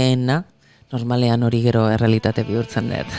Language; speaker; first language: Basque; native; Basque